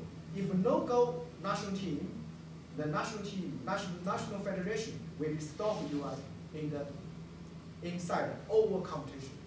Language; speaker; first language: English; non-native, learner; Chinese